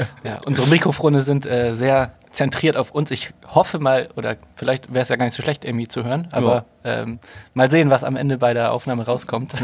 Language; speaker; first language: German; native; German